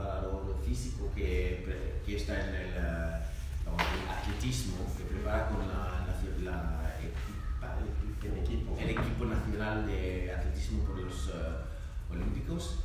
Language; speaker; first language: Spanish; non-native, learner; French